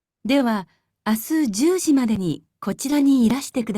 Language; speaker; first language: Japanese; non-native, learner; Bangla